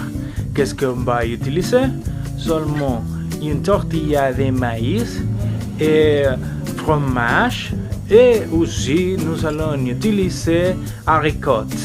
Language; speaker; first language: French; non-native, learner; Spanish